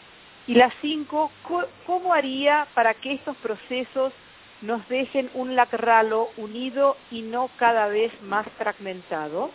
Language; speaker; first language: Spanish; native; Spanish